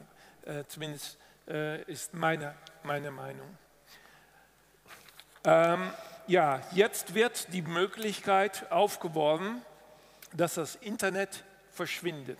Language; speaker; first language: German; non-native, fluent; Dutch